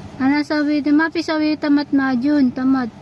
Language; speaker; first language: Arabic; non-native, learner; Filipino